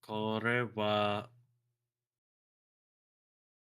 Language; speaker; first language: Japanese; non-native, learner; English